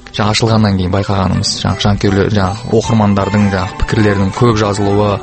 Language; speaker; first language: Kazakh; native; Kazakh